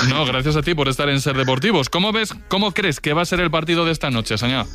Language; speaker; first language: Spanish; native; Spanish